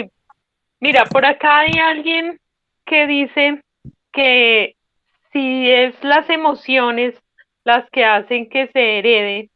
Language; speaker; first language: Spanish; native; Spanish